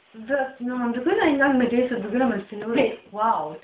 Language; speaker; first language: Danish; non-native, fluent; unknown